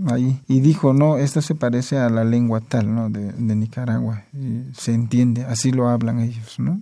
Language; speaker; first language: Spanish; non-native, local second language; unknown